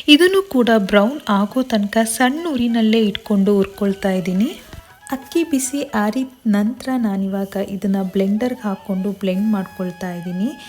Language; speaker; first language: Kannada; non-native, local second language; Kodava